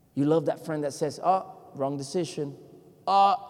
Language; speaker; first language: English; non-native, fluent; Spanish